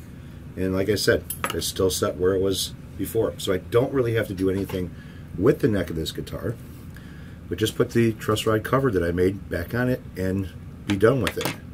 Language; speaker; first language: English; native; English